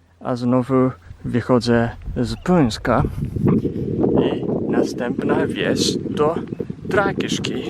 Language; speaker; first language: Polish; non-native, fluent; Japanese